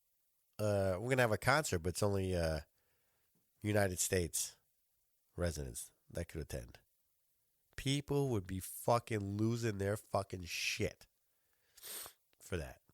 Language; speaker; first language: English; native; English